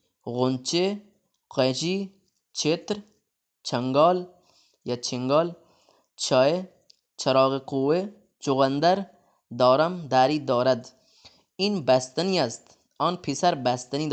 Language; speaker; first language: Persian; non-native, fluent; Urdu